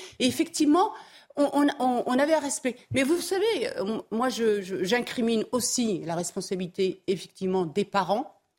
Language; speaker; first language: French; early bilingual, other home language; Arabic